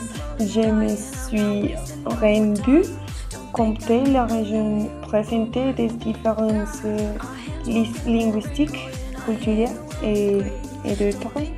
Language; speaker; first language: French; non-native, learner; Spanish